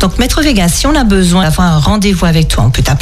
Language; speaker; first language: French; native; French